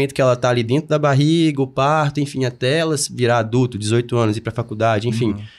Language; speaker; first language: Portuguese; native; Portuguese